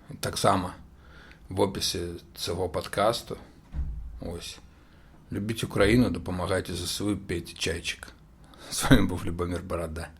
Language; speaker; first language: Ukrainian; non-native, local second language; Russian